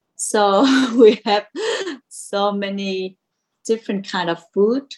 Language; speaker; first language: English; non-native, learner; Vietnamese